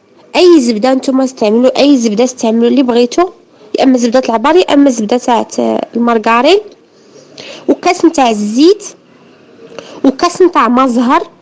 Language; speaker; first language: Arabic; native; Arabic